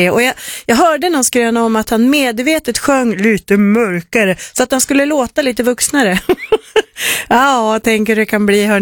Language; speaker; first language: Swedish; native; Swedish